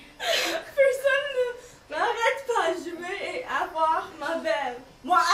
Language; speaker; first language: French; non-native, learner; English